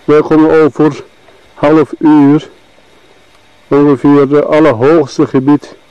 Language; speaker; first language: Dutch; non-native, learner; Turkish